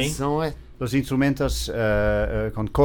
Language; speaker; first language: Portuguese; non-native, learner; English